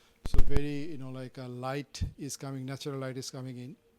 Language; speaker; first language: English; non-native, local second language; Bangla